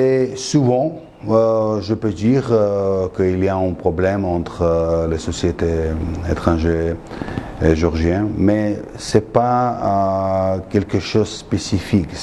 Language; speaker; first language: French; non-native, fluent; Georgian